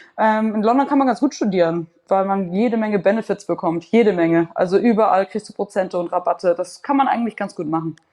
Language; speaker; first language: German; native; German